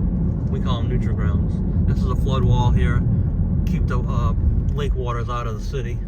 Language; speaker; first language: English; native; English